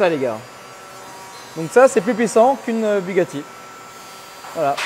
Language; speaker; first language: French; native; French